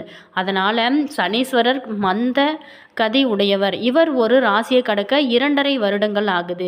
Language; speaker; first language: Tamil; native; Tamil